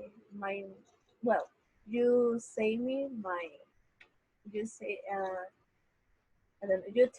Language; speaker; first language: English; non-native, learner; Spanish